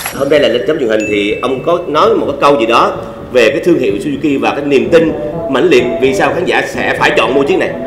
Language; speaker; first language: Vietnamese; native; Vietnamese